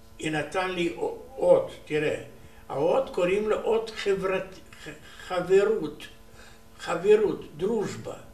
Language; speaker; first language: Hebrew; non-native, learner; Romanian